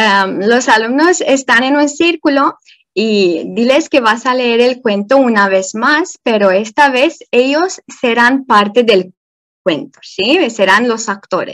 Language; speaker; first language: Spanish; non-native, fluent; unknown